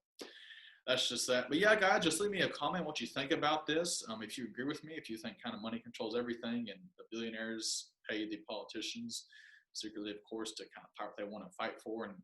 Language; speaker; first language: English; native; English